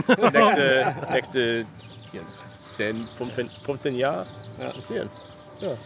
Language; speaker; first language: German; non-native, learner; English